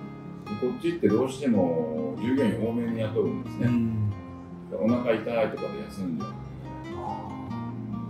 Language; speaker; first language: Japanese; native; Japanese